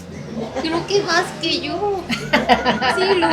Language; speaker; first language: Spanish; non-native, fluent; Korean